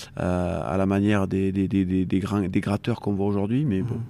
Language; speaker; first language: French; native; French